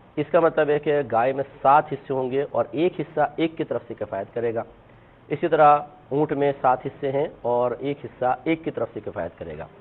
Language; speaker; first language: Urdu; native; Urdu